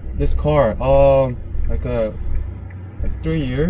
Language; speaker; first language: English; non-native, learner; Korean